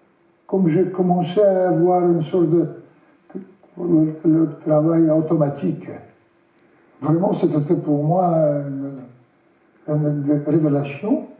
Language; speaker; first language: French; non-native, learner; Russian